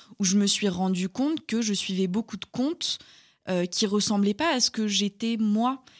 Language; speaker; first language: French; native; French